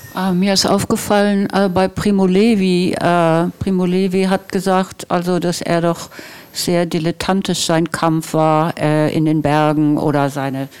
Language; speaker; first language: German; non-native, fluent; Italian